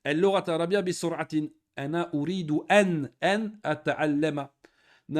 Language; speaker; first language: Arabic; non-native, fluent; French